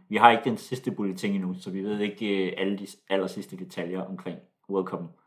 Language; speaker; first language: Danish; native; Danish